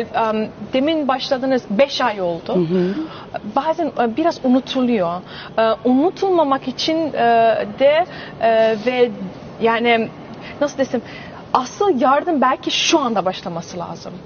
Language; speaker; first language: Turkish; early bilingual, heritage; Turkish